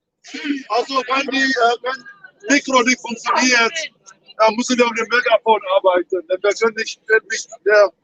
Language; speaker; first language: German; non-native, fluent; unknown